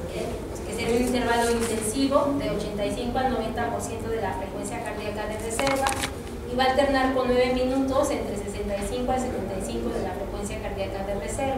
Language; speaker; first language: Spanish; native; Spanish